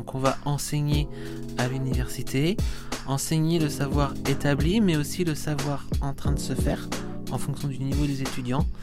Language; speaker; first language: French; native; French